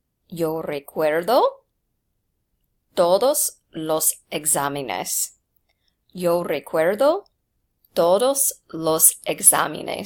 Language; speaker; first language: Spanish; non-native, fluent; English